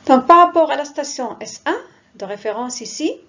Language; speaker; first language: French; non-native, local second language; Arabic